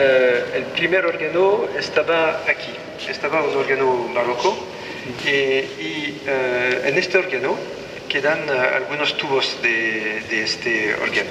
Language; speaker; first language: Spanish; non-native, learner; French